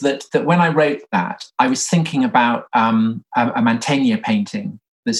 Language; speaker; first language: English; native; English